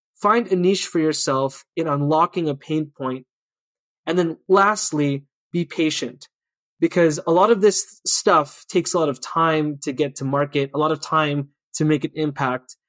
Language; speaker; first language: English; early bilingual, other home language; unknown